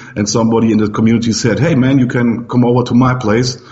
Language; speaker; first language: English; non-native, fluent; German